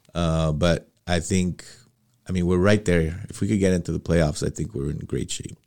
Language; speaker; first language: English; early bilingual, other home language; Arabic